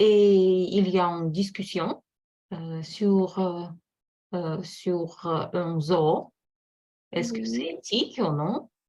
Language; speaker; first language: French; non-native, fluent; Russian